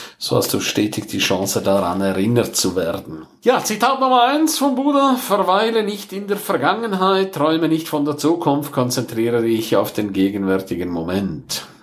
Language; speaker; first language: German; non-native, local second language; Romansh